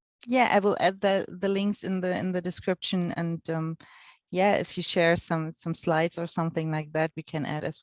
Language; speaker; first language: English; non-native, fluent; German